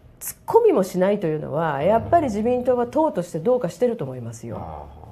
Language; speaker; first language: Japanese; native; Japanese